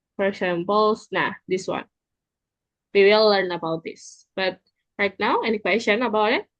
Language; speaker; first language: English; non-native, fluent; Indonesian